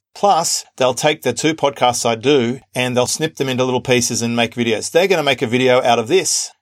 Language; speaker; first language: English; native; English